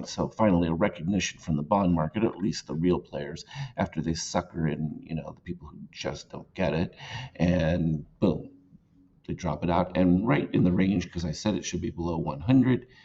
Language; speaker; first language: English; native; English